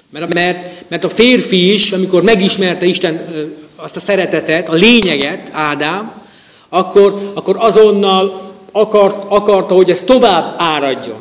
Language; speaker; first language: Hungarian; native; Hungarian